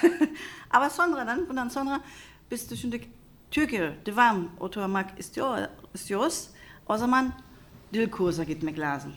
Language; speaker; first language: Turkish; non-native, learner; German